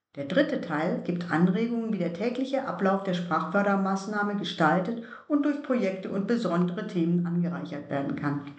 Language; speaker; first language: German; native; German